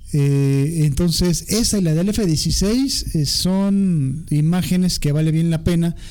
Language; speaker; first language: Spanish; native; Spanish